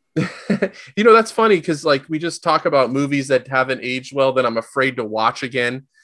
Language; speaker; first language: English; native; English